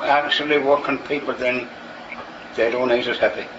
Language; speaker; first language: English; native; English